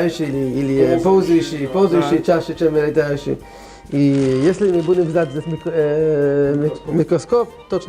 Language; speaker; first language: Russian; non-native, learner; Hebrew